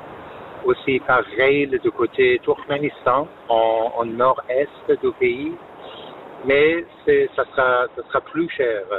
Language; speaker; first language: French; non-native, fluent; Persian